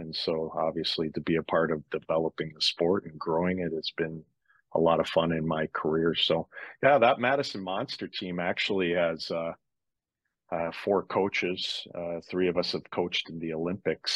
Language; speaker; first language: English; native; English